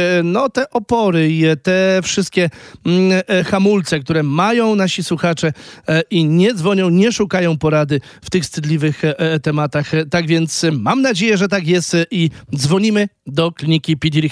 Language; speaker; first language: Polish; native; Polish